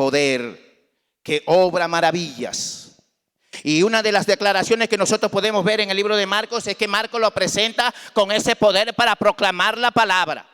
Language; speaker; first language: Spanish; native; Spanish